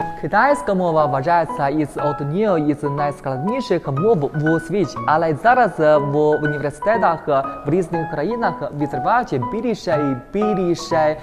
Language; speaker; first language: Ukrainian; non-native, fluent; Chinese